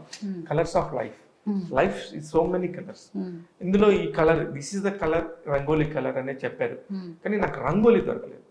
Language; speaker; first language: Telugu; native; Telugu